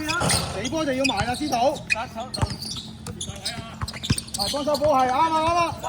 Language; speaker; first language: Chinese; native; Chinese